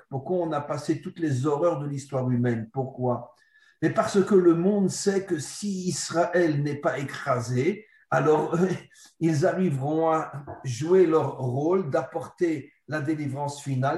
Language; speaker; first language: French; native; French